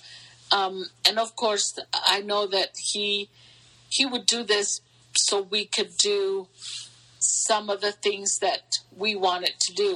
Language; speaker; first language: English; early bilingual, other home language; Spanish